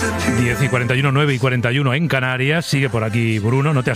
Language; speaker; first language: Spanish; native; Spanish